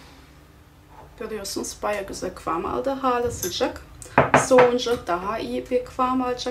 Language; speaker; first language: Turkish; non-native, fluent; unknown